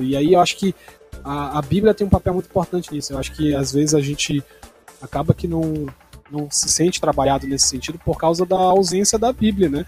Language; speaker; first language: Portuguese; native; Portuguese